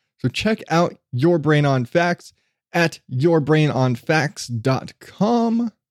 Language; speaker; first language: English; native; English